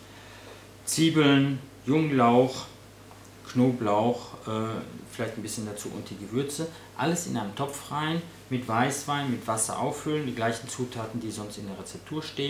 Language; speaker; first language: German; native; German